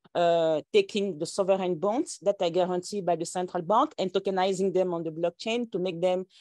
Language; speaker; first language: English; non-native, local second language; French